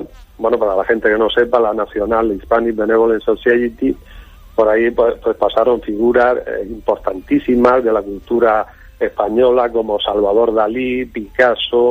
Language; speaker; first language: Spanish; native; Spanish